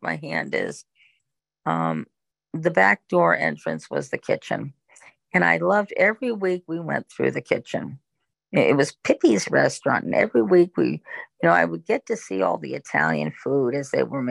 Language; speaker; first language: English; native; English